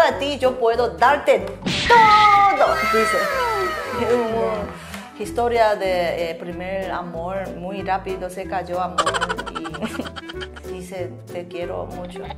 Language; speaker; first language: Spanish; non-native, learner; Korean